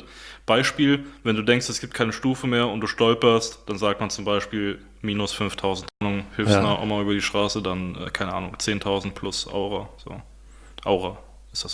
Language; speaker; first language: German; native; German